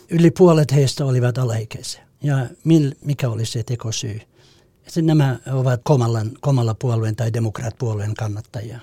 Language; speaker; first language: Finnish; non-native, fluent; Kurdish